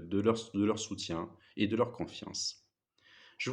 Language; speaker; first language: French; native; French